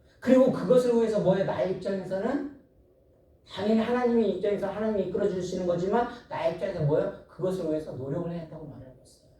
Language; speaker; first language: Korean; native; Korean